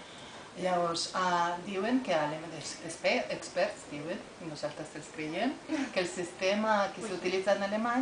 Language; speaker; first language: Catalan; non-native, fluent; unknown